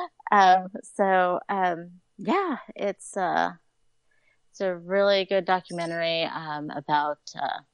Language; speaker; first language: English; native; English